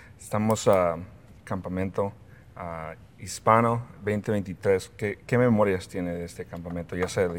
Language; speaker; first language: Spanish; early bilingual, heritage; Spanish